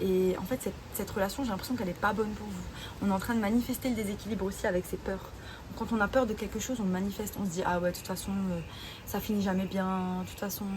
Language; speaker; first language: French; native; French